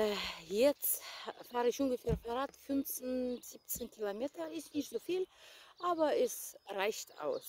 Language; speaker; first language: German; non-native, fluent; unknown